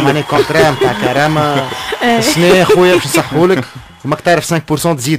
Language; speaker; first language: Arabic; native; Arabic